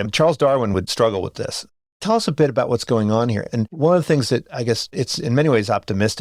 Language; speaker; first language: English; native; English